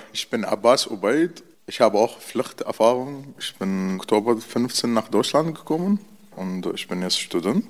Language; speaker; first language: German; non-native, learner; Arabic